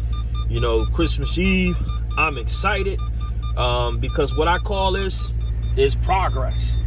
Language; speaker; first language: English; native; English